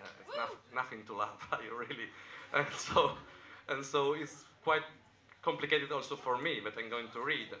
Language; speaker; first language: English; non-native, learner; Italian